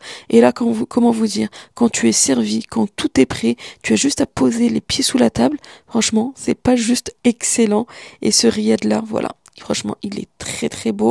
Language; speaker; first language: French; early bilingual, other home language; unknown